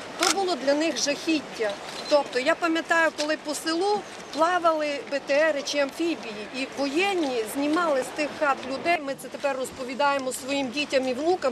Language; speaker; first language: Ukrainian; native; Ukrainian